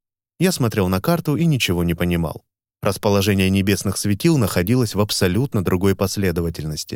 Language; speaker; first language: Russian; native; Russian